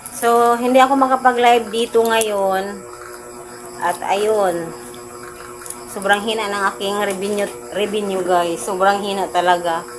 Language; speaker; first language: Filipino; non-native, local second language; Cebuano